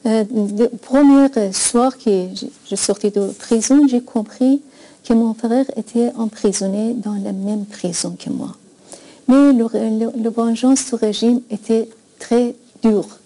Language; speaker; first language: French; non-native, fluent; Persian